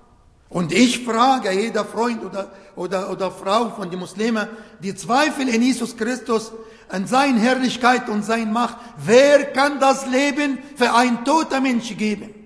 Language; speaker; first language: German; non-native, fluent; Arabic